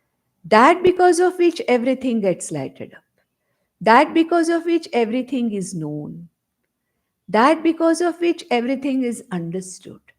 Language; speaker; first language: English; non-native, local second language; Konkani